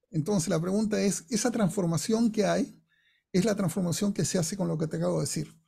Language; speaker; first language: Spanish; non-native, fluent; English